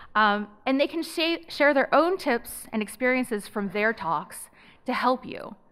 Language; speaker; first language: English; native; English